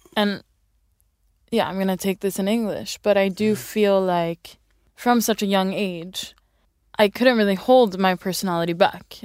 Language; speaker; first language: English; early bilingual, other home language; Swedish